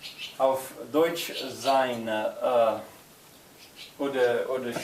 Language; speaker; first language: German; non-native, learner; English